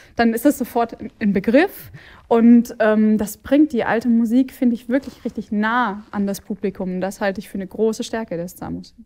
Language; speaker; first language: German; native; German